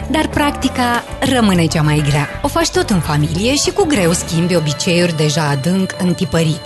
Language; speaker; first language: Romanian; native; Romanian